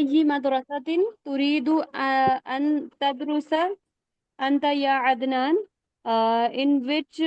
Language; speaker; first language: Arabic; non-native, learner; Urdu